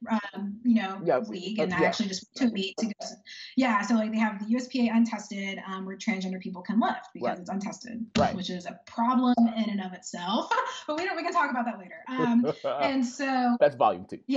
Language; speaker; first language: English; native; English